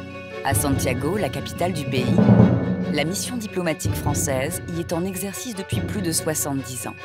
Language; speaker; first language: French; native; French